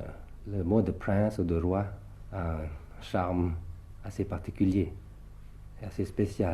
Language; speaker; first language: French; early bilingual, other home language; Thai